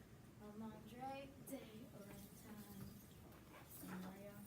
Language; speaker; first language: Spanish; non-native, learner; English